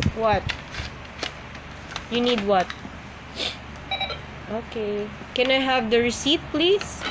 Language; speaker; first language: English; non-native, local second language; Filipino